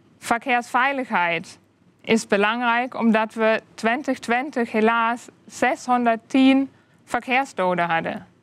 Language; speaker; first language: Dutch; non-native, fluent; German